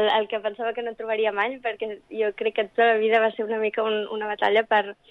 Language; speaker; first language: Catalan; early bilingual, other home language; English